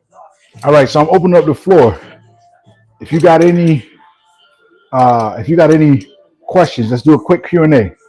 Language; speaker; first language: English; native; English